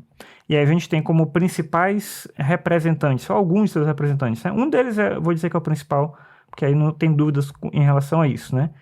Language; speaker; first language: Portuguese; native; Portuguese